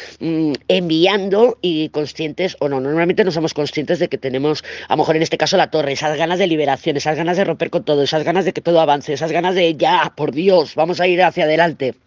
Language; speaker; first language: Spanish; native; Spanish